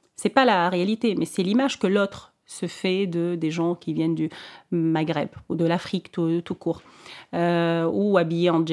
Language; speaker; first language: French; non-native, local second language; Arabic